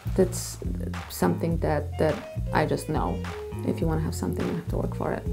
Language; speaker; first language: English; non-native, fluent; Polish